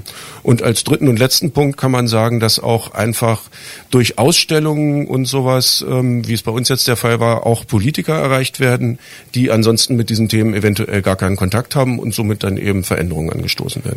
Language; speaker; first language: German; native; German